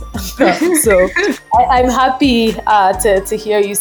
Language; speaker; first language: English; non-native, local second language; Yoruba